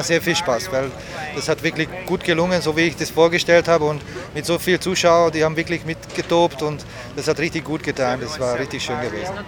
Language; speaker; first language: German; non-native, fluent; Hungarian